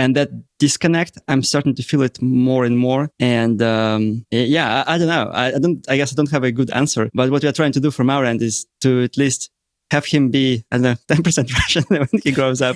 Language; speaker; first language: English; non-native, fluent; Russian